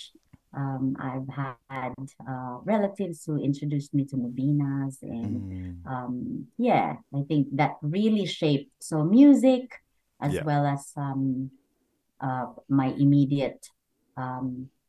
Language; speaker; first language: English; non-native, local second language; Bikol